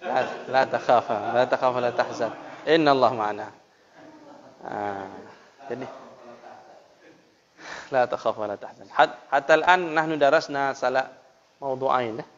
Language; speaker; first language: Arabic; non-native, fluent; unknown